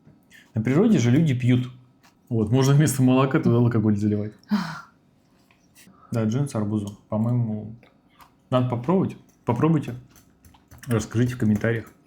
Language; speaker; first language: Russian; native; Russian